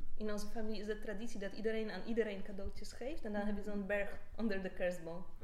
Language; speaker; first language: Dutch; non-native, fluent; Polish